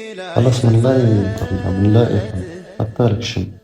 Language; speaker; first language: Arabic; non-native, learner; Amharic